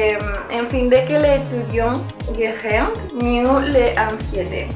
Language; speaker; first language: French; non-native, learner; Spanish